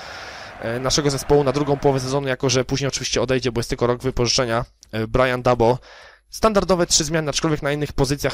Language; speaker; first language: Polish; native; Polish